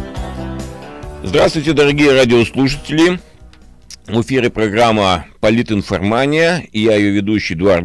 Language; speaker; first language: Russian; native; Russian